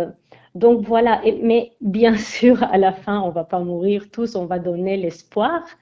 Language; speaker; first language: French; non-native, fluent; Armenian